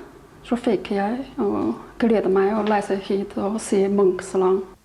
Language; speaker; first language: Norwegian; non-native, learner; Chinese